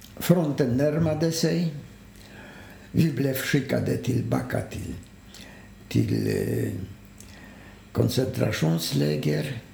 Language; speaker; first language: Swedish; non-native, fluent; Polish